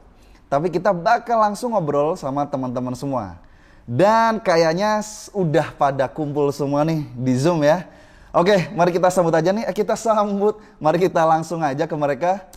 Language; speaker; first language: Indonesian; native; Indonesian